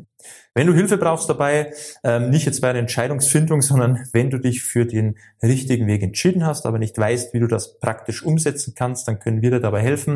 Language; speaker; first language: German; native; German